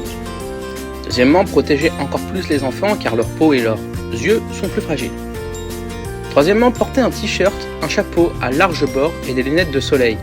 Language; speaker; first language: French; native; French